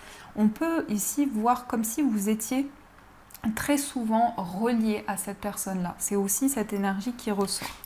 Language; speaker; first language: French; native; French